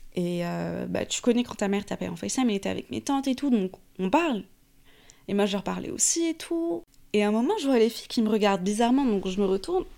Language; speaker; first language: French; non-native, local second language; Arabic